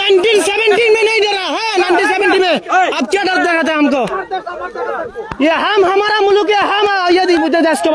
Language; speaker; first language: Hindi; non-native, learner; Bangla